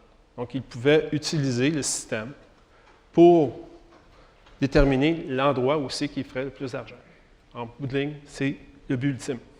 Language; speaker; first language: French; native; French